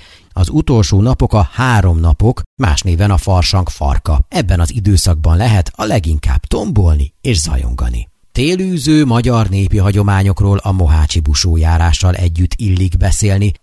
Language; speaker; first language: Hungarian; native; Hungarian